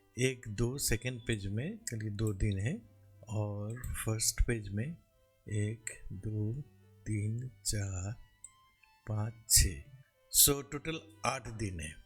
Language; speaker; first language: Hindi; non-native, local second language; Bangla